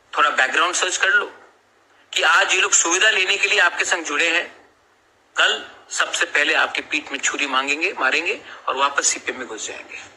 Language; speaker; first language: Hindi; non-native, local second language; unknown